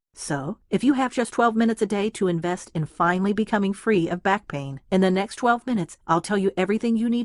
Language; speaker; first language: English; native; English